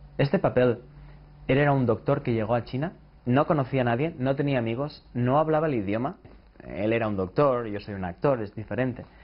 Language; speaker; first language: Spanish; native; Spanish